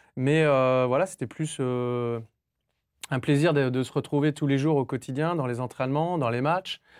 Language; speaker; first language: French; native; French